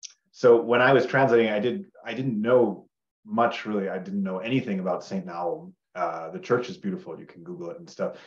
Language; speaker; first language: English; native; English